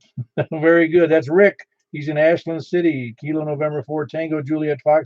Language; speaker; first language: English; native; English